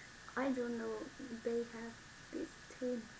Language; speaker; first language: English; non-native, learner; Vietnamese